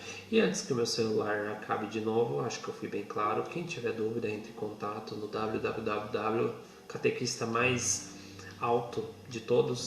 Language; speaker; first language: Portuguese; native; Portuguese